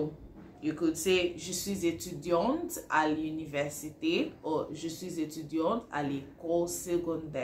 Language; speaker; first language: French; non-native, fluent; Igbo